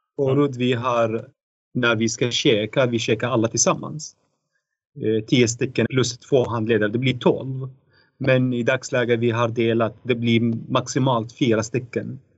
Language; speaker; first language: Swedish; non-native, fluent; Arabic